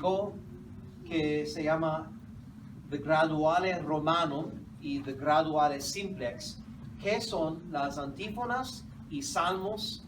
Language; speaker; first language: Spanish; non-native, fluent; English